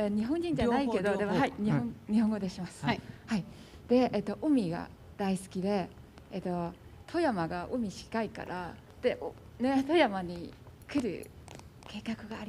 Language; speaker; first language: Japanese; non-native, learner; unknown